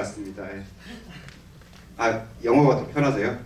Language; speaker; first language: Korean; native; Korean